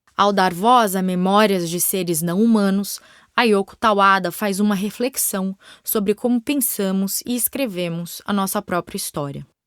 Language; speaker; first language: Portuguese; native; Portuguese